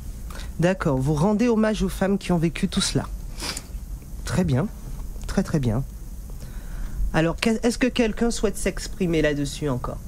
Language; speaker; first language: French; native; French